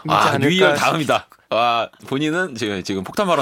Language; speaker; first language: Korean; native; Korean